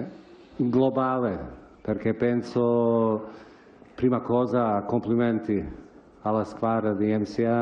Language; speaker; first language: Italian; non-native, fluent; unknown